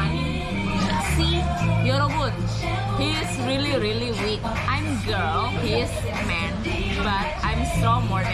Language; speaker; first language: English; non-native, learner; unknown